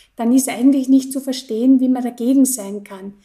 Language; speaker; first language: German; native; German